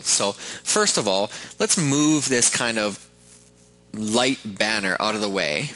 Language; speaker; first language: English; native; English